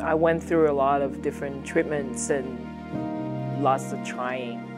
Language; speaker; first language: English; non-native, fluent; Chinese